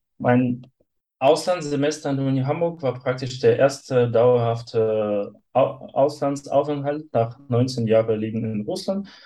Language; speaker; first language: German; non-native, fluent; Russian